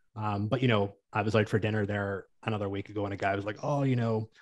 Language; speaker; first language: English; native; English